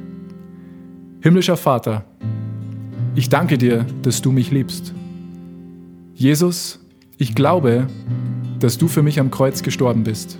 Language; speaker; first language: German; native; German